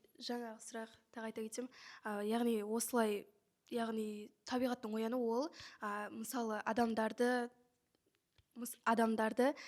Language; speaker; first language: Kazakh; native; Kazakh